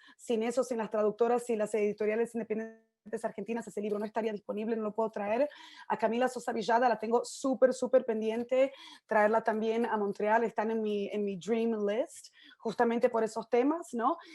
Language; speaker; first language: Spanish; native; Spanish